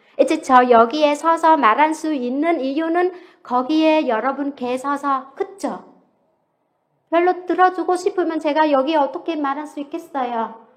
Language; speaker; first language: Korean; non-native, fluent; Vietnamese